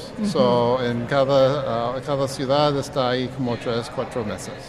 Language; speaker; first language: Spanish; non-native, fluent; English